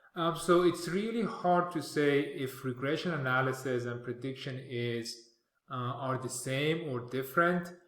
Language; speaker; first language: English; non-native, fluent; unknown